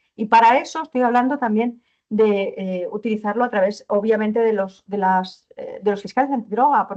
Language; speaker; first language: Spanish; native; Spanish